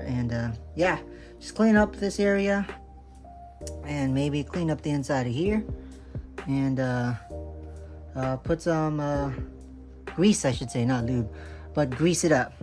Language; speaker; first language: English; native; English